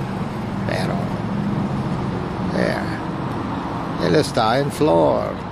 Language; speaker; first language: Spanish; non-native, learner; English